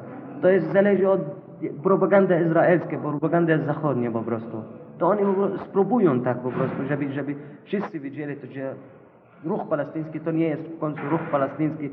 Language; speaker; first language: Polish; non-native, learner; Arabic